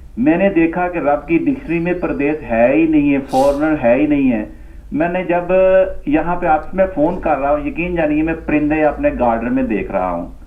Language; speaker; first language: Urdu; non-native, local second language; Punjabi